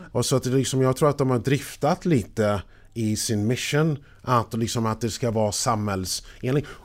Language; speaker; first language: Swedish; non-native, fluent; English